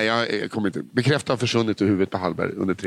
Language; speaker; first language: Swedish; native; Swedish